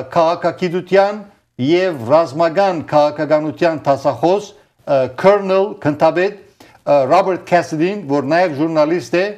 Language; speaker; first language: Armenian; early bilingual, heritage; Armenian